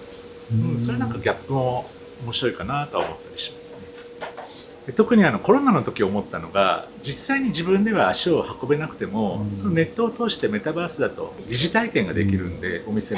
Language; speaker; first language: Japanese; native; Japanese